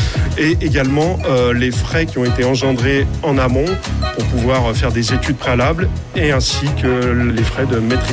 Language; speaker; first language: French; native; French